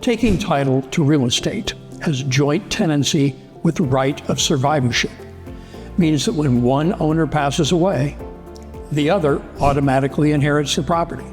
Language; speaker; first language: English; native; English